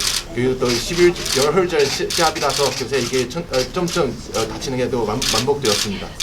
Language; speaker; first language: Korean; non-native, learner; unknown